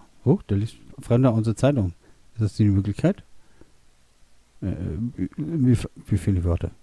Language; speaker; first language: German; native; German